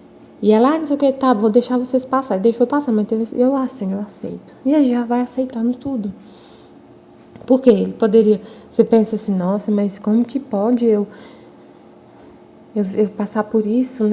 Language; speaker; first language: Portuguese; native; Portuguese